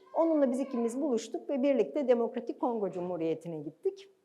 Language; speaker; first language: Turkish; native; Turkish